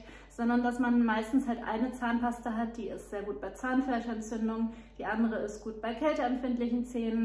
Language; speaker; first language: German; native; German